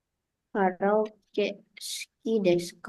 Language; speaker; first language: Japanese; non-native, learner; Indonesian